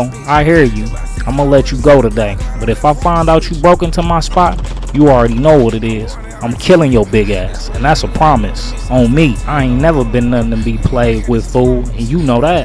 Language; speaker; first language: English; native; English